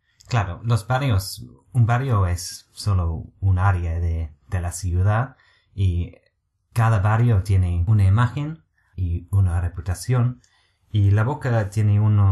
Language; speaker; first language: Spanish; non-native, fluent; English